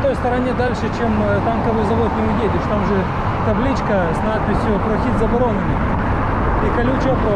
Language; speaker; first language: Russian; native; Russian